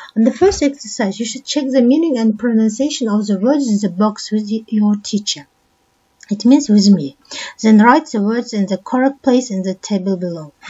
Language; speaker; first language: English; non-native, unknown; Kyrgyz